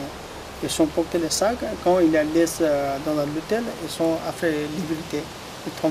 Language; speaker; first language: French; non-native, learner; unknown